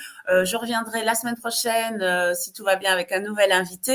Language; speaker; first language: French; native; French